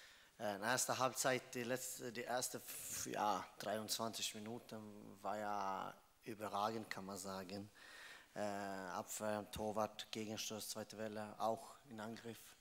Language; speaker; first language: German; non-native, fluent; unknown